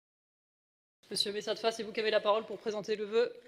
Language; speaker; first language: French; native; French